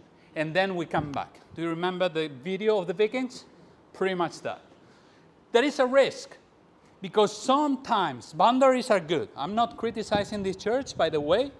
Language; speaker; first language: English; non-native, fluent; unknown